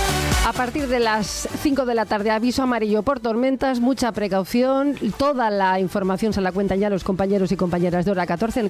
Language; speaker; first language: Spanish; native; Spanish